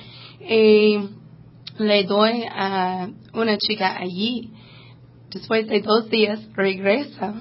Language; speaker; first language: Spanish; non-native, learner; English